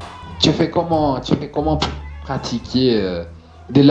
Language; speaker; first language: French; non-native, fluent; Portuguese